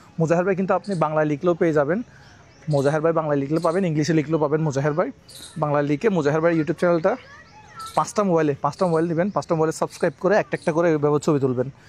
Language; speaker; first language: Bangla; native; Bangla